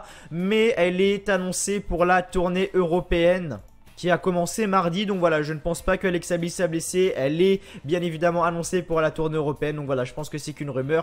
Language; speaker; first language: French; native; French